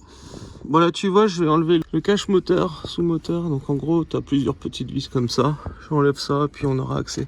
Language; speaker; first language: French; native; French